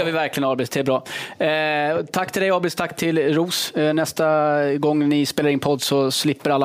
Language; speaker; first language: Swedish; native; Swedish